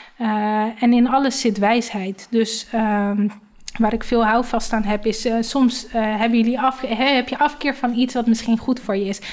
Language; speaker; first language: Dutch; native; Dutch